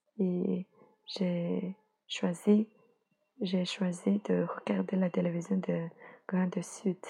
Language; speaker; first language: French; non-native, learner; Chinese